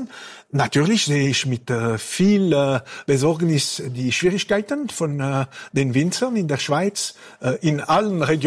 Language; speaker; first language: German; non-native, local second language; French